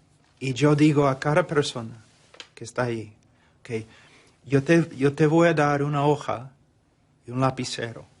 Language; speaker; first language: Spanish; non-native, fluent; English